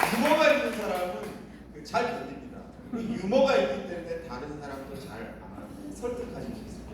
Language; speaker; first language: Korean; native; Korean